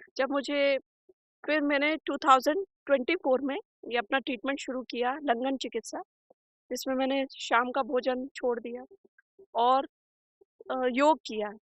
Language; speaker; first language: Hindi; native; Hindi